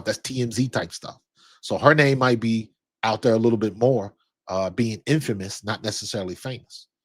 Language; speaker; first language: English; native; English